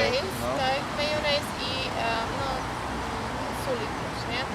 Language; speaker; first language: Polish; non-native, learner; Afrikaans